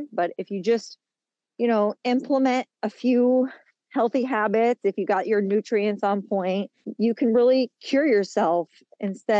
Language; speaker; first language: English; native; English